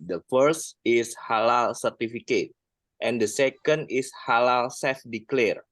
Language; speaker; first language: English; non-native, fluent; Indonesian